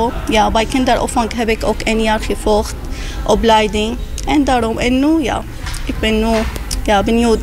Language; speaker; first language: Dutch; non-native, learner; Arabic